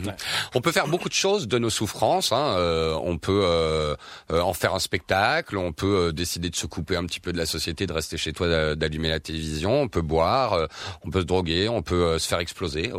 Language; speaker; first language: French; native; French